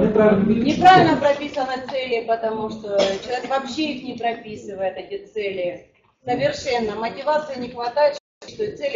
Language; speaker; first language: Russian; native; Russian